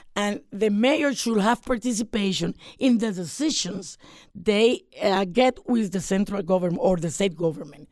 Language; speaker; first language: English; non-native, fluent; Spanish